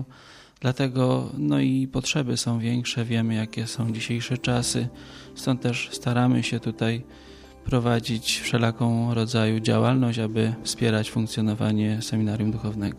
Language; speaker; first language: Polish; native; Polish